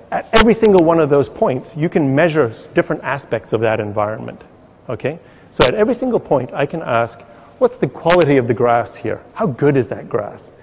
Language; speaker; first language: English; native; English